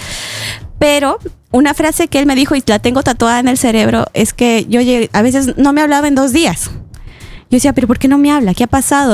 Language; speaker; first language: Spanish; native; Spanish